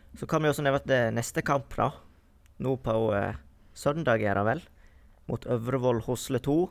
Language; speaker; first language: Norwegian; native; Norwegian